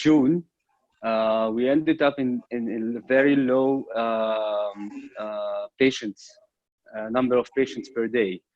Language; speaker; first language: English; non-native, fluent; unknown